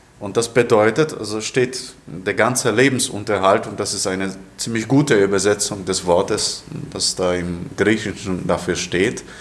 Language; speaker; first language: German; non-native, fluent; Polish